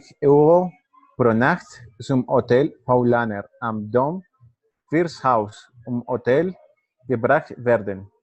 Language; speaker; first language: German; non-native, learner; Spanish